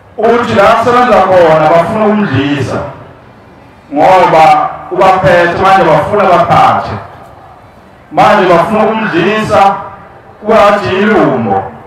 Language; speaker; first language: Zulu; native; Zulu